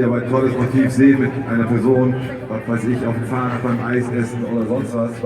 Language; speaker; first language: German; native; German